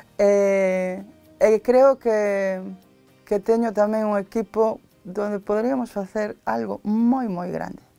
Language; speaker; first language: Galician; native; Galician